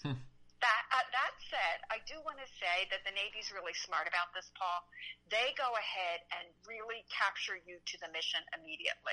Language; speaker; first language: English; native; English